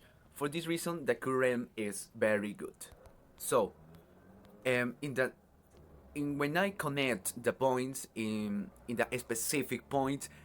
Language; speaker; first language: English; non-native, learner; Spanish